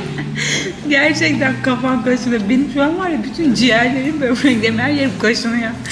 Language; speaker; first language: Turkish; native; Turkish